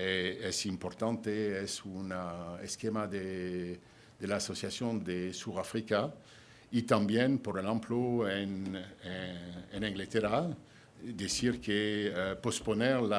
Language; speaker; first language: Spanish; non-native, fluent; French